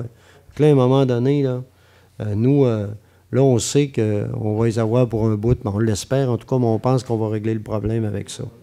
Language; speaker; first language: French; native; French